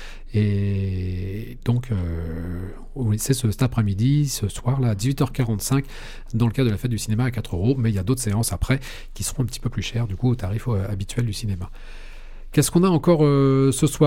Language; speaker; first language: French; native; French